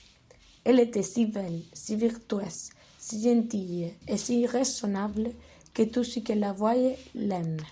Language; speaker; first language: French; non-native, learner; Spanish